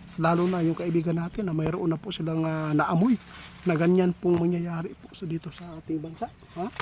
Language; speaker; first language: Filipino; non-native, local second language; Cebuano